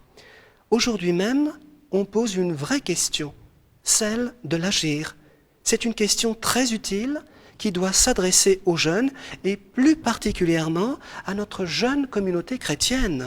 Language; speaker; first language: French; non-native, local second language; Arabic